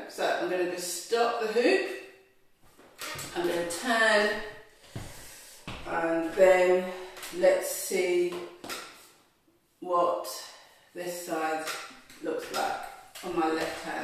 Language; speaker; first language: English; native; English